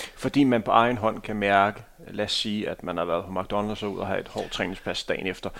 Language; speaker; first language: Danish; native; Danish